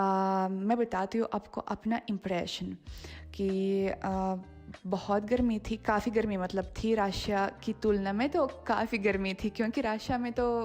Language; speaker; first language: Hindi; non-native, fluent; Russian